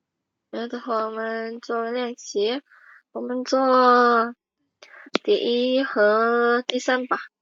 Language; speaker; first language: Chinese; non-native, fluent; Indonesian